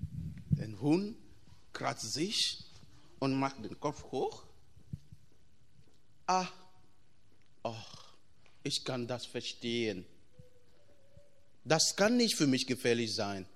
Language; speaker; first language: German; non-native, fluent; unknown